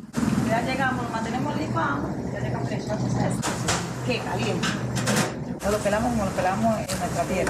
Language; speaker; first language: Spanish; native; Spanish